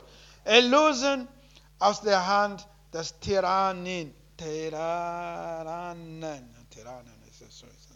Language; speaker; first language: German; non-native, learner; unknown